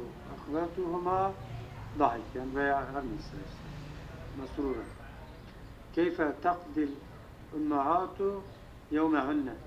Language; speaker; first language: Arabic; non-native, learner; Turkish